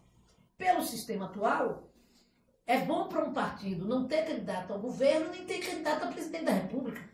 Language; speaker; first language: Portuguese; native; Portuguese